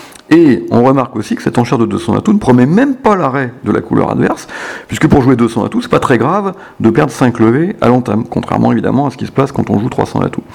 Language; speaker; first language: French; native; French